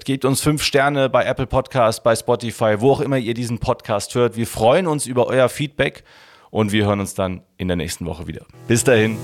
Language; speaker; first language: German; native; German